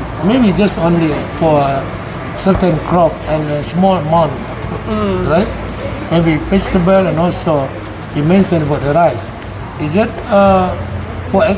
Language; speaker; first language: English; non-native, learner; Indonesian